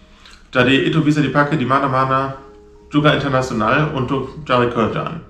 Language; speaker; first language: Indonesian; non-native, learner; German